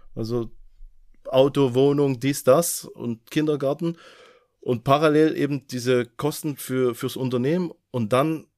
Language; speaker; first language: German; native; German